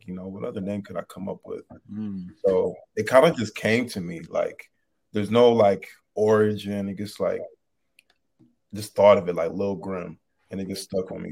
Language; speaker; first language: English; native; English